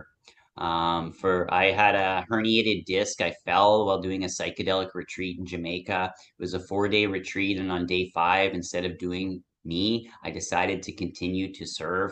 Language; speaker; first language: English; native; English